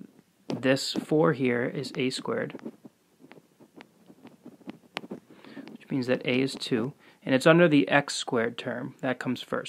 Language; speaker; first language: English; native; English